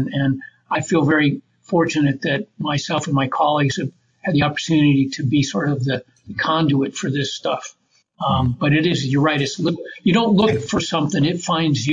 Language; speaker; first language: English; native; English